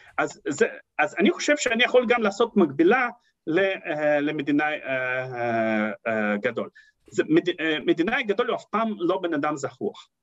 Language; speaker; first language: Hebrew; non-native, fluent; Russian